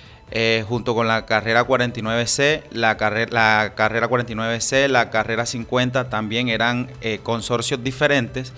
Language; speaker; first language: Spanish; native; Spanish